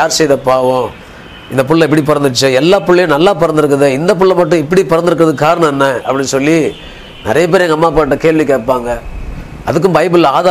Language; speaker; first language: Tamil; native; Tamil